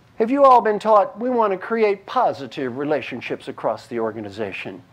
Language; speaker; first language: English; native; English